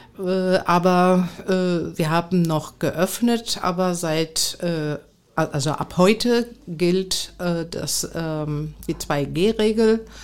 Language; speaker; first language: German; non-native, fluent; Greek